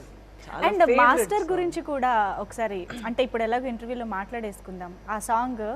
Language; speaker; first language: Telugu; native; Telugu